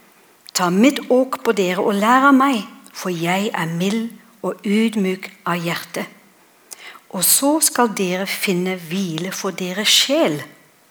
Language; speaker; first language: Norwegian; non-native, fluent; English